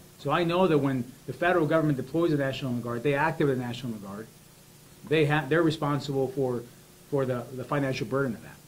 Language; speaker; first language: English; early bilingual, other home language; Spanish